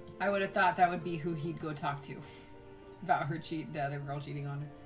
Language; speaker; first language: English; native; English